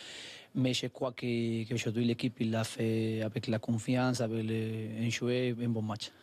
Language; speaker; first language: French; non-native, learner; Spanish